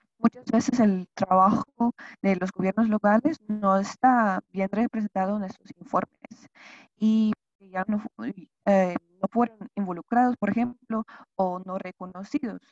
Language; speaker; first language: Spanish; non-native, fluent; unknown